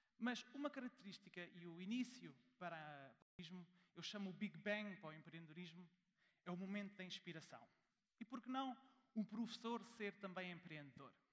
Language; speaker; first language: Portuguese; early bilingual, heritage; German